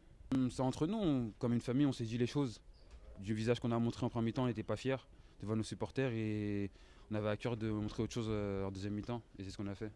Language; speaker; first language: French; native; French